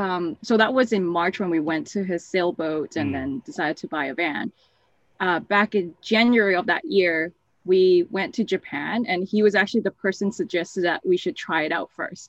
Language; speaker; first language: English; non-native, local second language; Cantonese